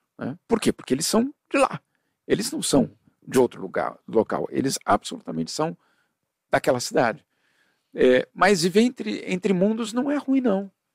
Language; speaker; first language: Portuguese; native; Portuguese